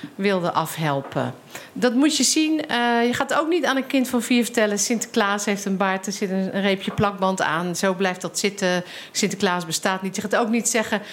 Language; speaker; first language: Dutch; native; Dutch